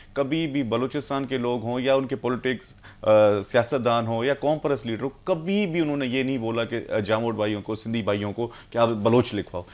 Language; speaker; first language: Urdu; non-native, local second language; Baluchi